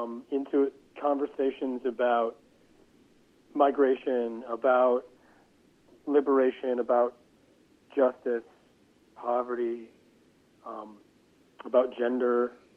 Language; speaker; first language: English; native; English